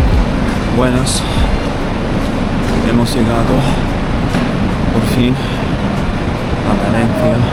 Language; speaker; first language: Spanish; non-native, learner; English